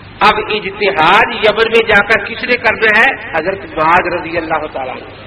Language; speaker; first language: Urdu; non-native, local second language; Punjabi